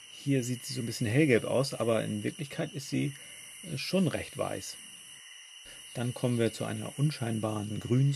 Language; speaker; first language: German; native; German